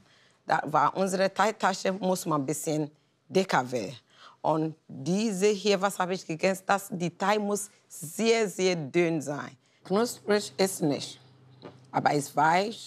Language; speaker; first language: German; non-native, learner; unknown